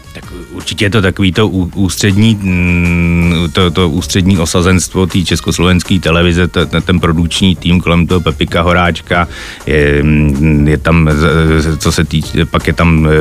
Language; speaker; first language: Czech; native; Czech